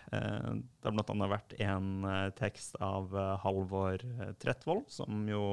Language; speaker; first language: Norwegian; native; Norwegian